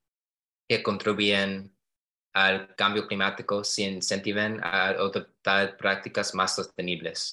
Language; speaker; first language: Spanish; early bilingual, heritage; Spanish